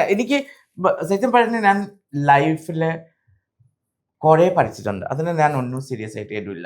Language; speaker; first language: Malayalam; non-native, fluent; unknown